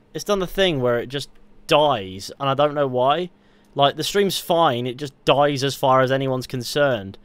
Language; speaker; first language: English; native; English